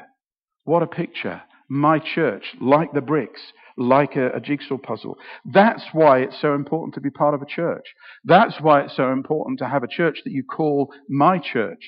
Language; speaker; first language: English; native; English